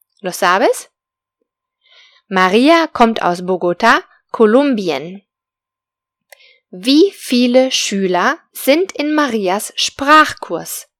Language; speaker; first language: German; non-native, fluent; Spanish